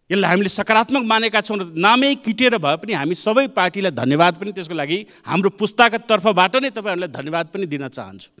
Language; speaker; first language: Nepali; non-native, local second language; Maithili